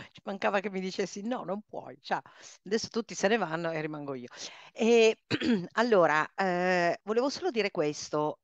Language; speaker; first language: Italian; native; Italian